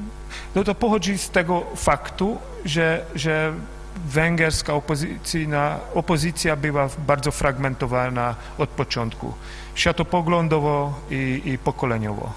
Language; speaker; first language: Polish; non-native, fluent; Hungarian